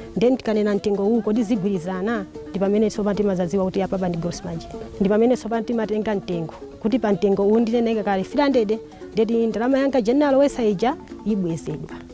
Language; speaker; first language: Nyanja; non-native, local second language; Tumbuka